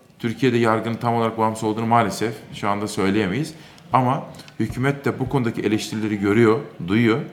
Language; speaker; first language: Turkish; native; Turkish